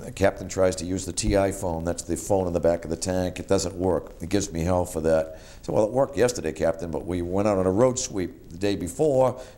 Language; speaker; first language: English; native; English